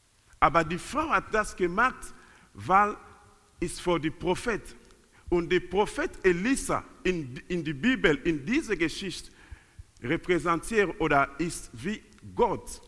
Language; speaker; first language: German; non-native, learner; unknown